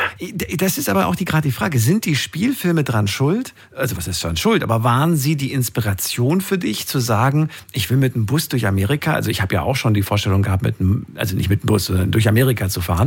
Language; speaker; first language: German; native; German